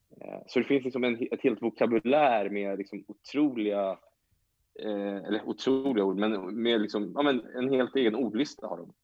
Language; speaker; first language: Swedish; native; Swedish